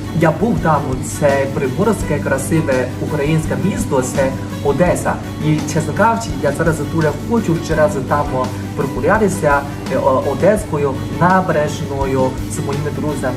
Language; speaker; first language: Ukrainian; non-native, learner; Chinese